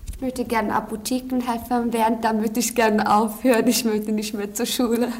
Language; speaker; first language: German; early bilingual, other home language; Turkish